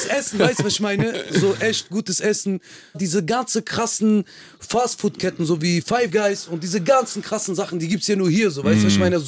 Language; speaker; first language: German; early bilingual, other home language; Kurdish